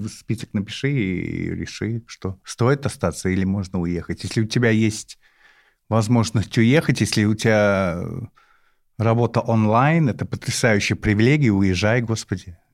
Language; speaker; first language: Russian; non-native, fluent; English